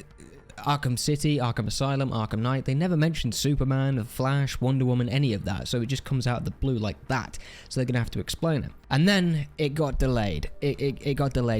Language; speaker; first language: English; native; English